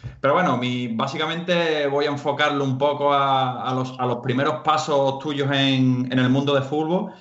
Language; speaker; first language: Spanish; native; Spanish